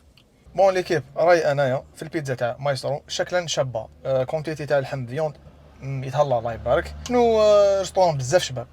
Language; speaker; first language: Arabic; native; Arabic